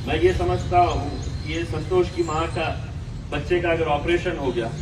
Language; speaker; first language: Hindi; non-native, local second language; Marathi